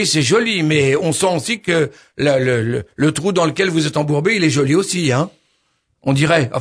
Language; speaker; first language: French; native; French